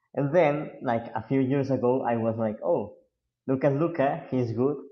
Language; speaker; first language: English; non-native, fluent; Spanish